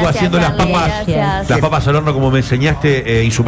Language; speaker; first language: Spanish; native; Spanish